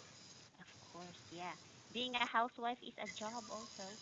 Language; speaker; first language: English; non-native, fluent; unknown